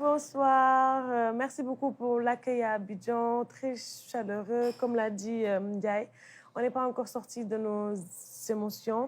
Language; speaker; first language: French; non-native, local second language; Wolof